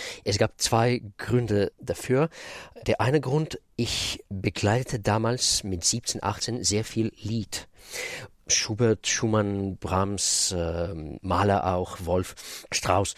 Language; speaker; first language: German; non-native, fluent; Russian